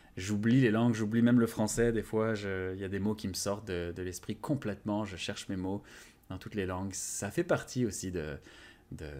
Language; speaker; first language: French; native; French